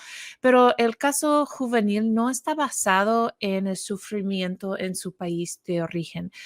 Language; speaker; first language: Spanish; non-native, fluent; English